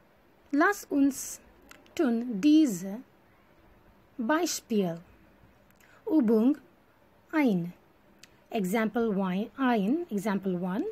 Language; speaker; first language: German; non-native, learner; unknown